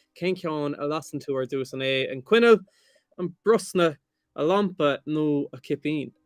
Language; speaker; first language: Irish; non-native, local second language; English